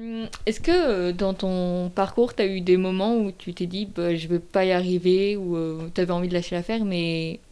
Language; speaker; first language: French; native; French